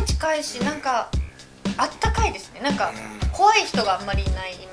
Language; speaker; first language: Japanese; native; Japanese